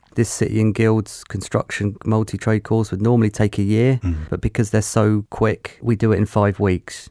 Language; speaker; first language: English; native; English